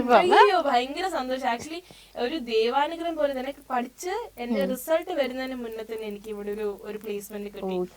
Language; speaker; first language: Malayalam; early bilingual, heritage; Malayalam